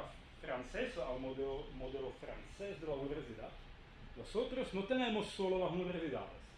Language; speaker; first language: Spanish; non-native, fluent; Czech